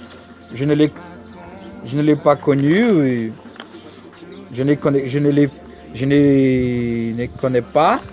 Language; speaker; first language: French; non-native, learner; Portuguese